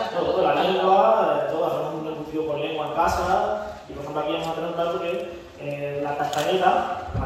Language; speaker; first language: Spanish; native; Spanish